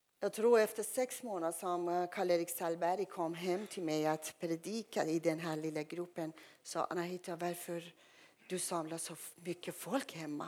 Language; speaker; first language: Swedish; non-native, fluent; Persian